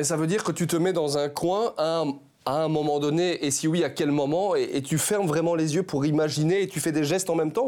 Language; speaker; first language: French; native; French